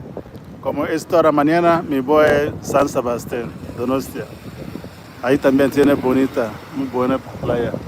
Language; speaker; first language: Spanish; non-native, learner; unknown